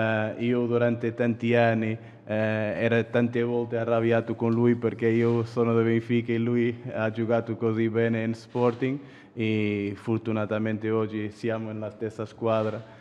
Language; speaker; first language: Italian; non-native, fluent; Portuguese